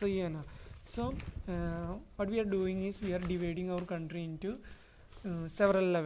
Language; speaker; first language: Hindi; non-native, local second language; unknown